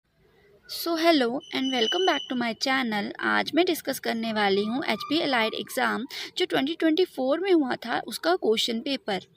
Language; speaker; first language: Hindi; native; Hindi